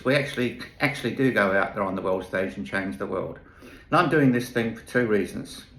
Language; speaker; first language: English; native; English